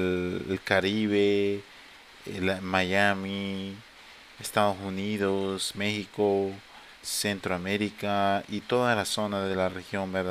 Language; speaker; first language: Spanish; native; Spanish